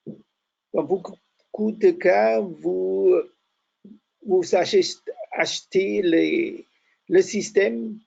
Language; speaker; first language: French; non-native, fluent; German